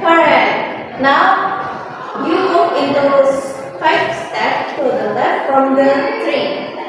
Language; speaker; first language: English; non-native, learner; Indonesian